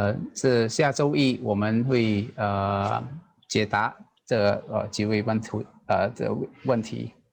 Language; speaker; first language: Chinese; non-native, learner; Indonesian